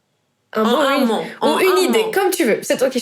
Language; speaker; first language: French; native; French